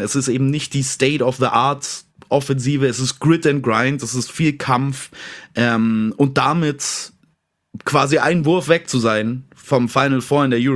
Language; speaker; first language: German; native; German